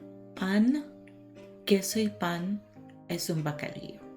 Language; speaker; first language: Spanish; non-native, learner; English